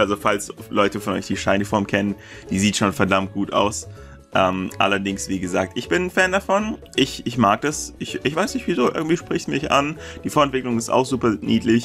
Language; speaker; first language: German; native; German